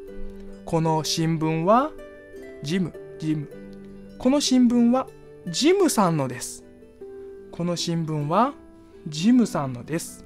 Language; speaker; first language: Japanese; non-native, fluent; Chinese